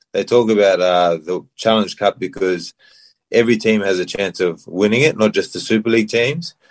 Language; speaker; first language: English; early bilingual, other home language; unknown